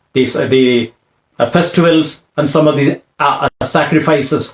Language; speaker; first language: English; non-native, local second language; Tamil